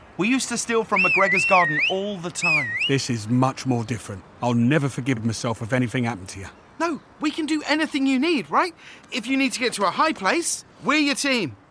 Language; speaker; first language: English; native; English